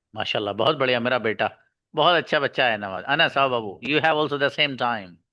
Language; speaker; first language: Hindi; native; Hindi